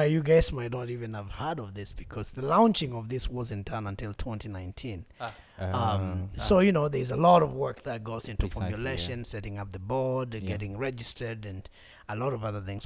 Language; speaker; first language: English; non-native, local second language; Kamba